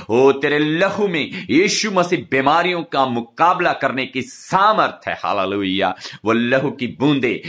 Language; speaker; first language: Hindi; non-native, local second language; Punjabi